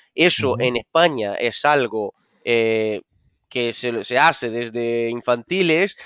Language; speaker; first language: Spanish; non-native, fluent; Portuguese